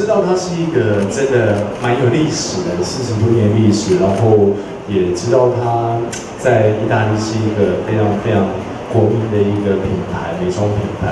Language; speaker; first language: Chinese; native; Chinese